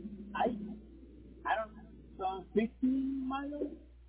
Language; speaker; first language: English; non-native, fluent; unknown